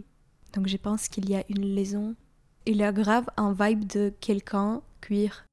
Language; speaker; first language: French; non-native, fluent; Ukrainian